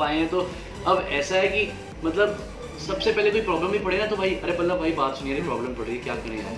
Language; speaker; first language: Hindi; non-native, local second language; Punjabi